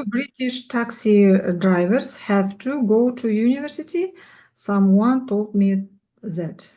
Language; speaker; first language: English; non-native, learner; Russian